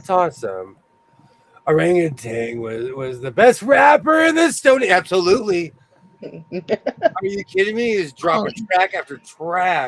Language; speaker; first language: English; native; English